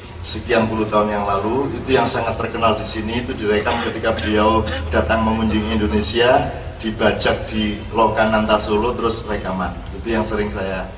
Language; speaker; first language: Indonesian; non-native, local second language; Javanese